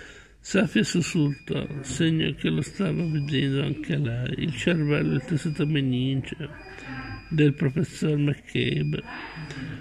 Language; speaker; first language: Italian; native; Italian